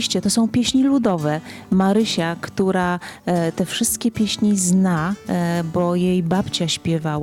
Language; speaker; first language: Polish; native; Polish